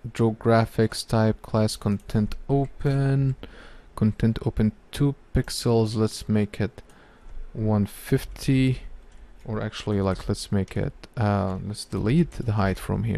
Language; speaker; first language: English; non-native, fluent; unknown